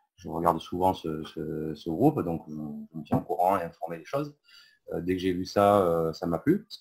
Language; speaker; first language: French; native; French